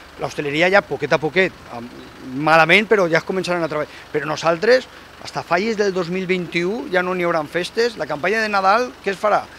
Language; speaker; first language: Catalan; native; Catalan